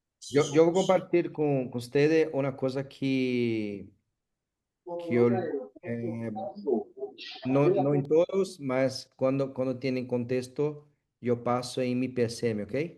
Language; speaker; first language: Spanish; non-native, learner; Portuguese